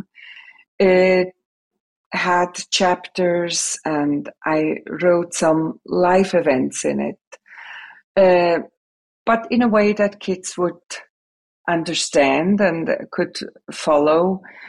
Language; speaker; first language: English; non-native, fluent; Swiss German